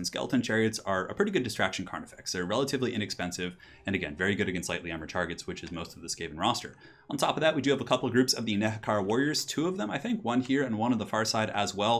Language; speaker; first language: English; native; English